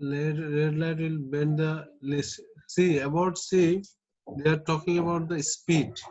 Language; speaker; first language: English; non-native, local second language; Bangla